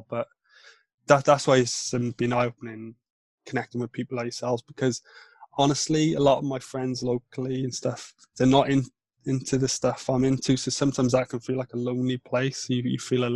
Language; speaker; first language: English; non-native, local second language; Welsh